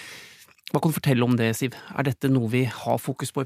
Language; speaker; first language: Norwegian; native; Norwegian